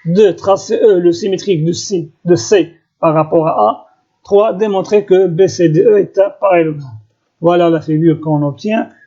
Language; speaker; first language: French; non-native, local second language; Arabic